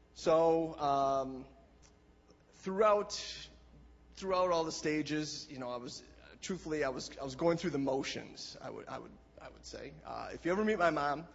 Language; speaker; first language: English; native; English